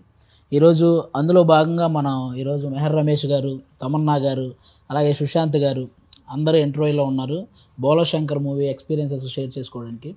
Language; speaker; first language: Telugu; native; Telugu